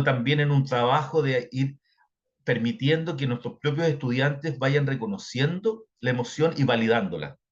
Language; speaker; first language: Spanish; native; Spanish